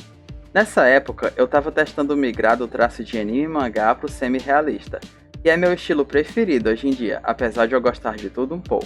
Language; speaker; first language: Portuguese; native; Portuguese